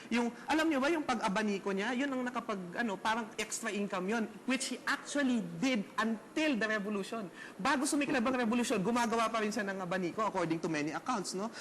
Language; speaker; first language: Filipino; native; Filipino